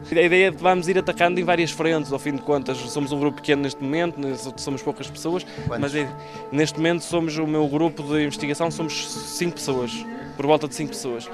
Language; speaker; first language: Portuguese; native; Portuguese